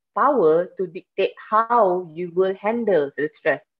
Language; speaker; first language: English; non-native, local second language; Malay